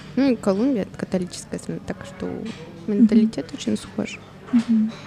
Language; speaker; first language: Russian; non-native, fluent; Spanish